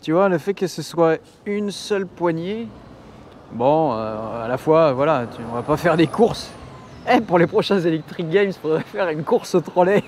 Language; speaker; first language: French; native; French